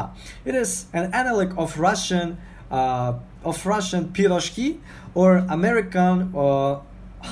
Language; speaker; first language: English; non-native, fluent; Uzbek